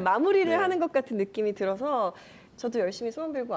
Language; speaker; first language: Korean; native; Korean